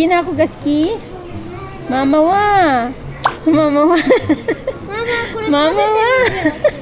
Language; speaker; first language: Japanese; non-native, fluent; Filipino